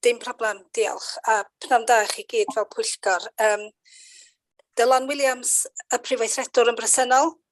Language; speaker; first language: Welsh; native; Welsh